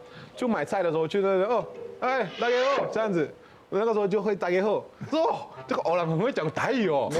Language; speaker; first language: Chinese; non-native, fluent; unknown